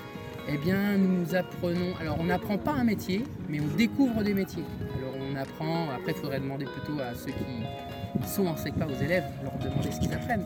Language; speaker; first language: French; native; French